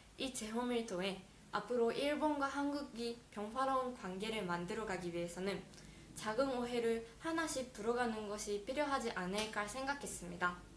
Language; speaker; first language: Korean; non-native, fluent; Japanese